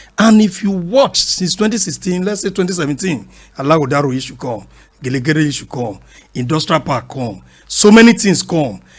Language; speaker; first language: Nigerian Pidgin; non-native, local second language; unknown